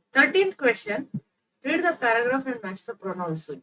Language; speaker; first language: English; non-native, local second language; Kannada